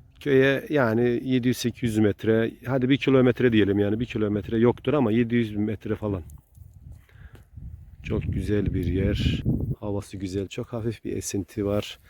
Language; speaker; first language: Turkish; native; Turkish